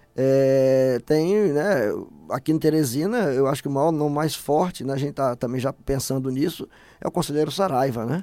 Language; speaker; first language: Portuguese; native; Portuguese